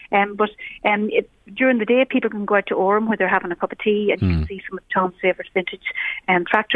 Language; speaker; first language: English; native; English